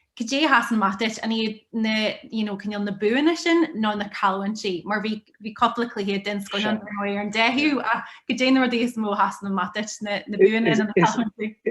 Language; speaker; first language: Irish; native; Irish